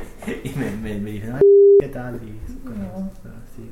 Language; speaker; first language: Spanish; non-native, fluent; English